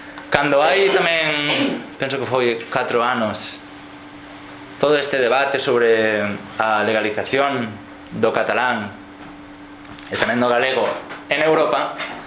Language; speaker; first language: Galician; non-native, fluent; Catalan